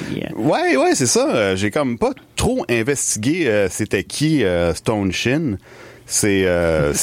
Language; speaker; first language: French; native; French